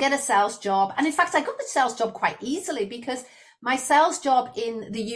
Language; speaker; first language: English; native; English